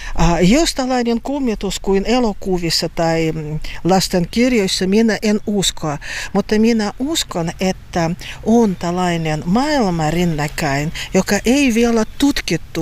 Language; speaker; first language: Finnish; non-native, learner; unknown